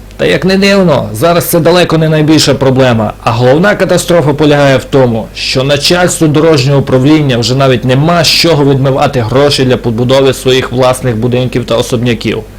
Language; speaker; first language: Ukrainian; native; Ukrainian